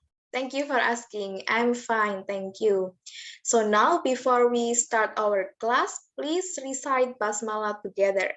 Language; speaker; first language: English; non-native, learner; Indonesian